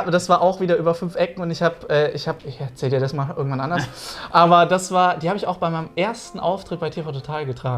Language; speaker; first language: German; native; German